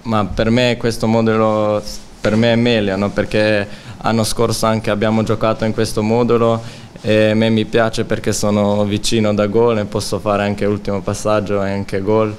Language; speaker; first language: Italian; non-native, fluent; Slovenian